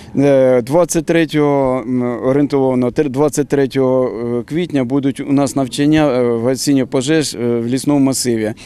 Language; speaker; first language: Ukrainian; non-native, local second language; Russian